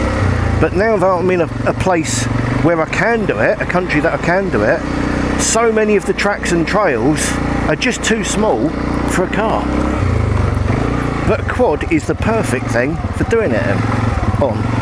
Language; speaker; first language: English; native; English